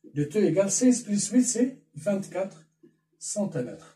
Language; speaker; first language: French; non-native, local second language; Arabic